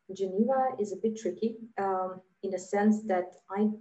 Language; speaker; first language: English; non-native, fluent; Latvian